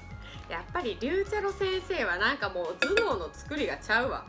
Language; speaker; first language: Japanese; native; Japanese